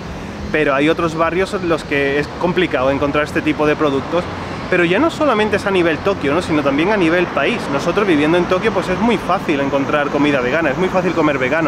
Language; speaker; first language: Spanish; native; Spanish